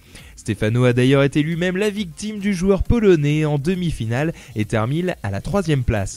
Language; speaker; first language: French; native; French